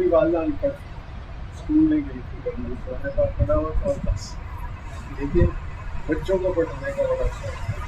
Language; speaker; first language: Urdu; native; Urdu